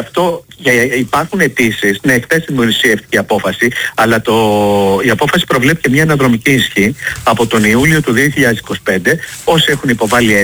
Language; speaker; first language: Greek; native; Greek